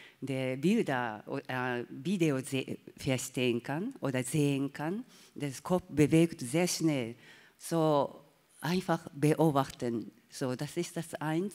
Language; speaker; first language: German; non-native, learner; Japanese